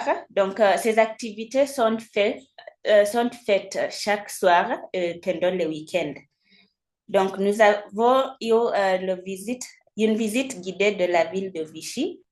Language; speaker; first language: French; non-native, fluent; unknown